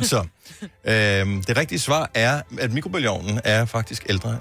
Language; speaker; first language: Danish; native; Danish